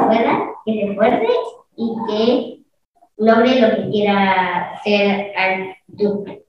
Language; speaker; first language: Spanish; native; Spanish